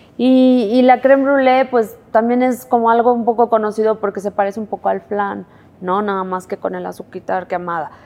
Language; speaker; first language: Spanish; native; Spanish